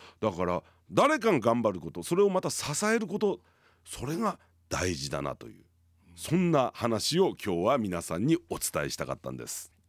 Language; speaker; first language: Japanese; native; Japanese